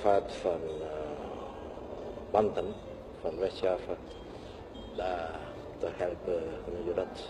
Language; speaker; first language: Dutch; non-native, local second language; Javanese